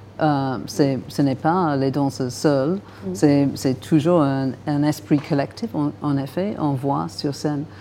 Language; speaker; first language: French; non-native, fluent; English